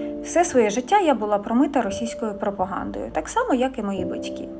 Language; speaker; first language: Ukrainian; non-native, local second language; Russian